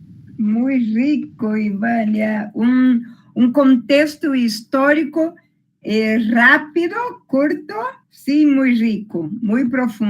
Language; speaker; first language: Spanish; non-native, learner; Portuguese